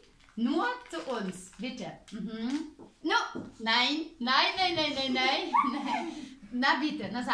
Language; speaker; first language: German; non-native, fluent; Ukrainian